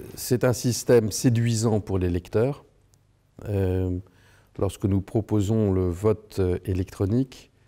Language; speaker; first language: French; native; French